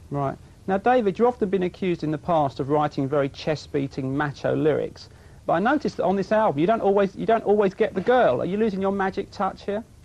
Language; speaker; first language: English; native; English